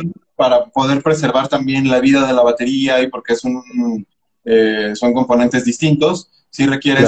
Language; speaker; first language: Spanish; native; Spanish